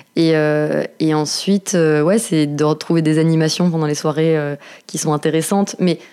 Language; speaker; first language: French; native; French